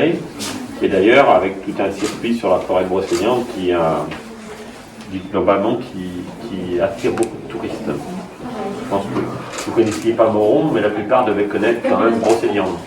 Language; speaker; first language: French; native; French